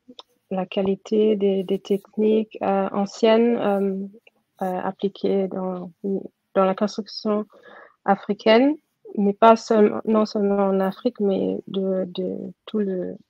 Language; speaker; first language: French; non-native, fluent; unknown